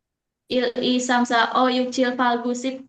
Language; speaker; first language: Korean; non-native, fluent; Indonesian